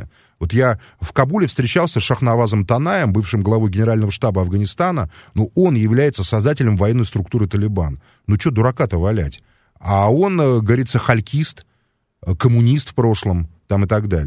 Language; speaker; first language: Russian; native; Russian